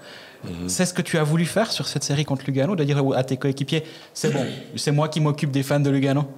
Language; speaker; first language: French; native; French